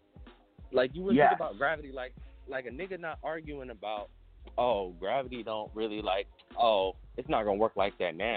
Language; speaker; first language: English; native; English